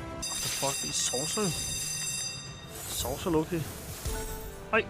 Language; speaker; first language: Danish; native; Danish